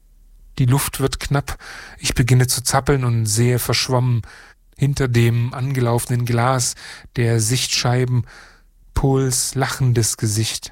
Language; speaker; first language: German; native; German